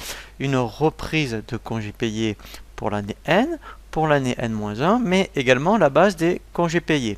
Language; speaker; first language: French; native; French